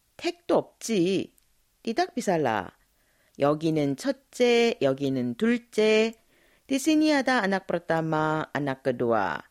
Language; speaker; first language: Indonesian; non-native, fluent; Korean